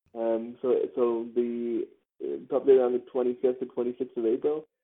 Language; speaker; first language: English; native; English